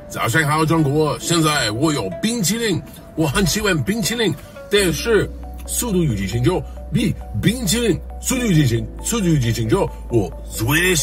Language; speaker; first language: Chinese; non-native, learner; English